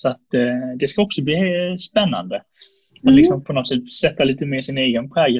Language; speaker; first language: Swedish; native; Swedish